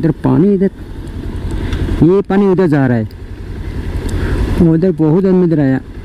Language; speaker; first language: Hindi; non-native, local second language; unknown